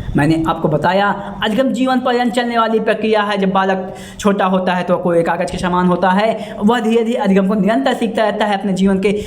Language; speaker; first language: Hindi; native; Hindi